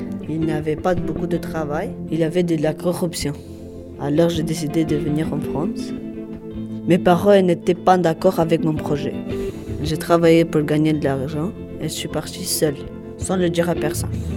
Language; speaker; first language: French; non-native, learner; Albanian